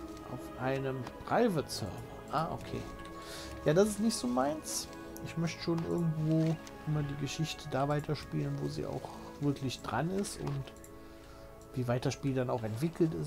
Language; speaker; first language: German; native; German